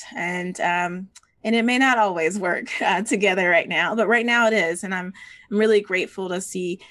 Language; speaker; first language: English; native; English